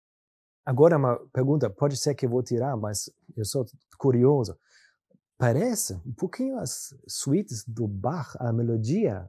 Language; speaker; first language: Portuguese; non-native, learner; German